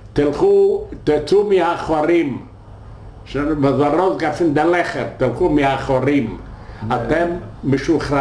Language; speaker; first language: Hebrew; non-native, fluent; Yiddish